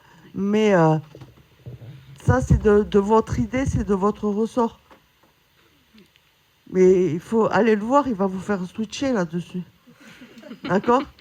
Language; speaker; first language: French; native; French